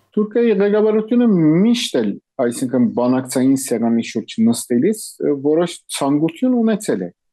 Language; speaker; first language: Armenian; early bilingual, heritage; Armenian